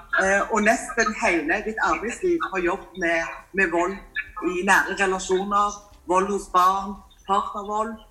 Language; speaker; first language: Norwegian; native; Norwegian